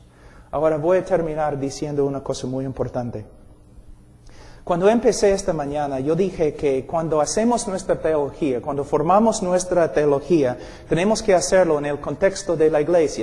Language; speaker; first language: Spanish; non-native, fluent; English